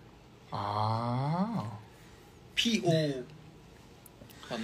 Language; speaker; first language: Korean; native; Korean